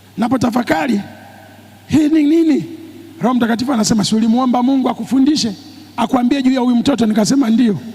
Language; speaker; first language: Swahili; native; Swahili